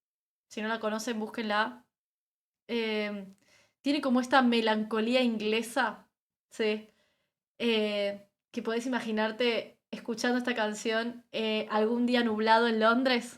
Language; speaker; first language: Spanish; native; Spanish